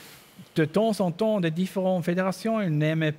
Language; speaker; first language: French; non-native, learner; German